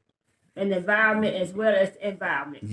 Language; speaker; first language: English; native; English